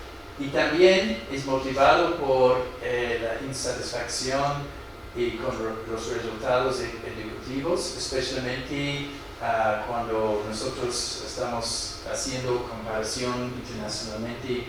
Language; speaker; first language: Spanish; non-native, fluent; English